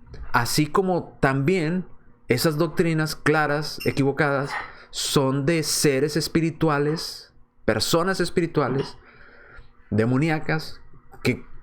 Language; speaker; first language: Spanish; native; Spanish